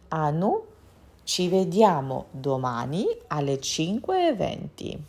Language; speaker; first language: Italian; non-native, fluent; Georgian